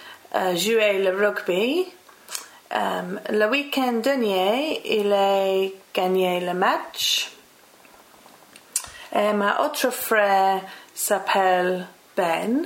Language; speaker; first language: French; non-native, learner; English